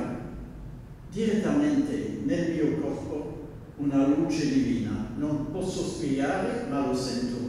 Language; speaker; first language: Italian; non-native, fluent; Dutch